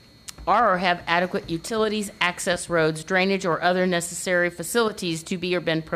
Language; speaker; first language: English; native; English